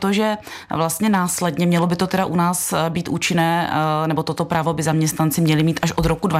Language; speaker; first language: Czech; native; Czech